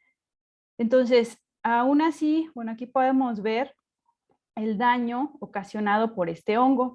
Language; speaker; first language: Spanish; native; Spanish